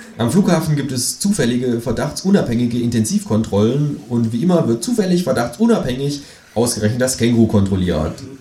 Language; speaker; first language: German; native; German